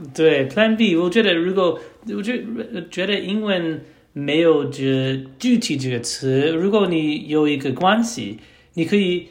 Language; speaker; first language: Chinese; non-native, learner; English